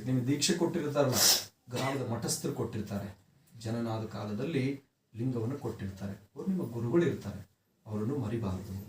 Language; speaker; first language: Kannada; native; Kannada